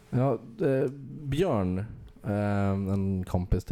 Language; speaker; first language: Swedish; native; Swedish